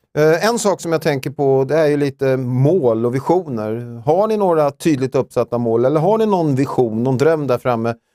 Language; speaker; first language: Swedish; native; Swedish